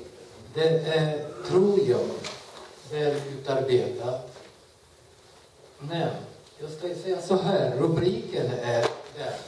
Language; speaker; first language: Swedish; non-native, fluent; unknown